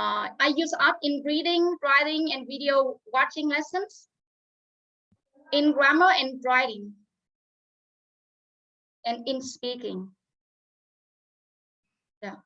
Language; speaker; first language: English; non-native, fluent; Vietnamese